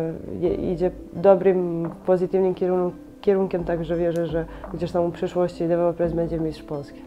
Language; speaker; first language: Polish; non-native, fluent; Serbian